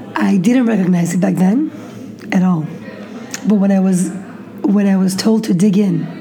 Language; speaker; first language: English; non-native, fluent; Hebrew